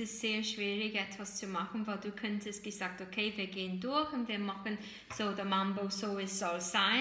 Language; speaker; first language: German; non-native, fluent; English